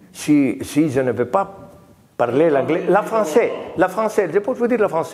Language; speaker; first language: French; non-native, learner; Greek